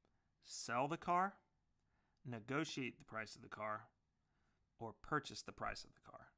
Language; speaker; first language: English; native; English